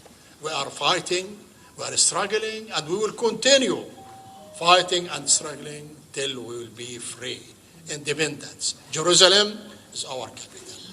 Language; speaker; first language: English; non-native, fluent; Arabic